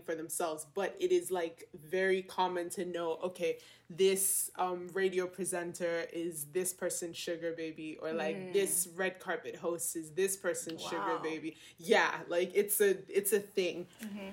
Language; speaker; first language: English; non-native, local second language; Yoruba